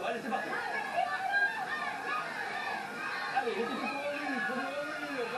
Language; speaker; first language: French; native; French